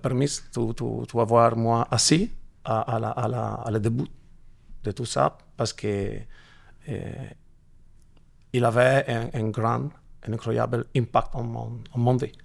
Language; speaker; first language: French; non-native, learner; Italian